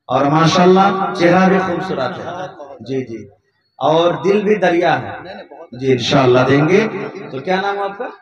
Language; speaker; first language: Hindi; non-native, local second language; Bangla